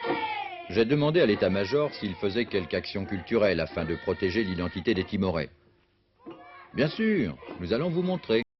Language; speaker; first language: French; native; French